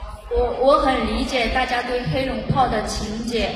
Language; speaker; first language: Chinese; native; Chinese